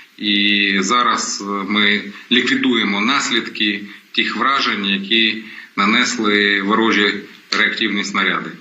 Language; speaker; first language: Ukrainian; non-native, local second language; Russian